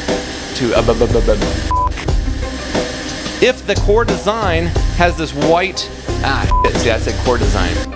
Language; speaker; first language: English; native; English